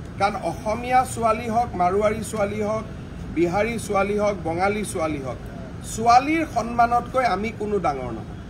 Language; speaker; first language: Assamese; native; Assamese